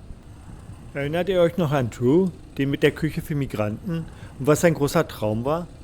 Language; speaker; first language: German; native; German